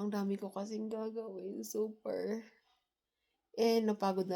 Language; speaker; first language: Filipino; non-native, local second language; Cebuano